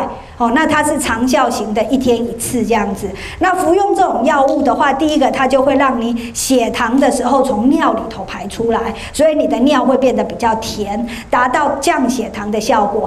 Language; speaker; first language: Chinese; native; Chinese